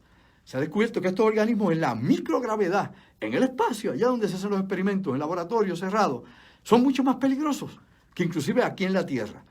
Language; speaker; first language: Spanish; native; Spanish